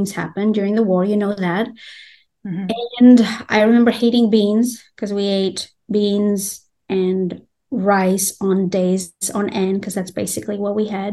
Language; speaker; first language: English; non-native, fluent; Albanian